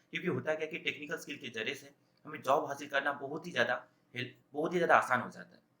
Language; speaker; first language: Hindi; native; Hindi